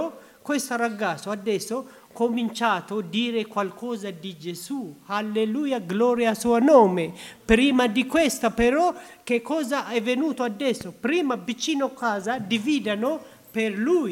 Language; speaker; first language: Italian; non-native, learner; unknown